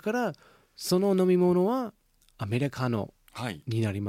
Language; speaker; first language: Japanese; non-native, fluent; English